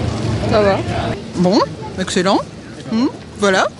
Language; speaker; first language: French; native; French